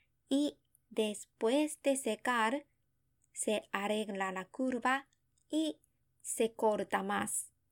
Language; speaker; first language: Spanish; non-native, fluent; Japanese